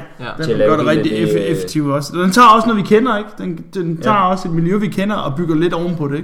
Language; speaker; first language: Danish; native; Danish